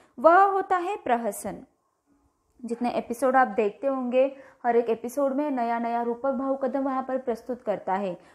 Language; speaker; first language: Hindi; non-native, local second language; Marathi